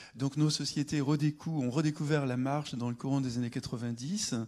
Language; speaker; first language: French; native; French